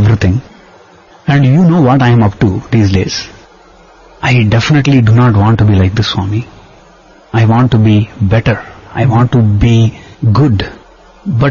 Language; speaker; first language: English; non-native, local second language; Tamil